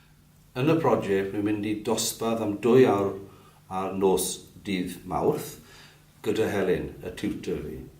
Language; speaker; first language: Welsh; non-native, learner; English